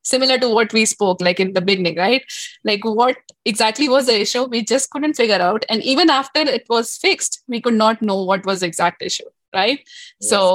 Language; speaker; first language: English; non-native, local second language; Hindi